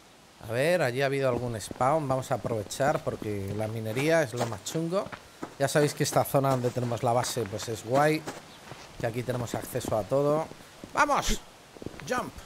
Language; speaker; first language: Spanish; native; Spanish